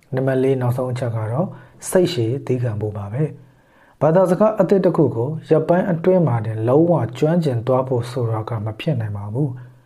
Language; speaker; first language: Burmese; native; Burmese